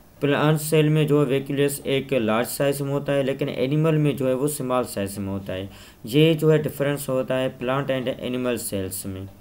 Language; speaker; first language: Urdu; non-native, local second language; Sindhi